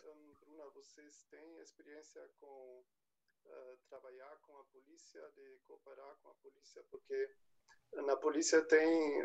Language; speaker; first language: Portuguese; non-native, fluent; German